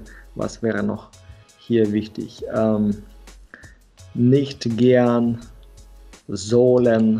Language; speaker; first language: German; non-native, fluent; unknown